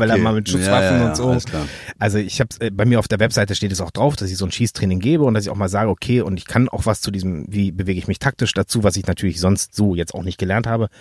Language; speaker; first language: German; native; German